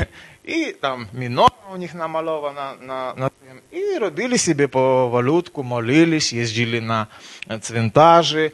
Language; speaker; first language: Polish; non-native, learner; Ukrainian